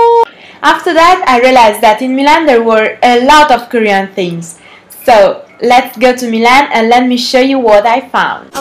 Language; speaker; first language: English; non-native, learner; Italian